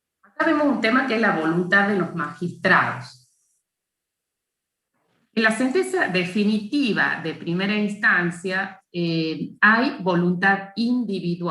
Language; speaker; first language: Spanish; native; Spanish